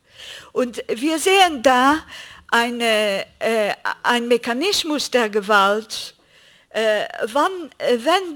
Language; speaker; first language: German; non-native, fluent; Greek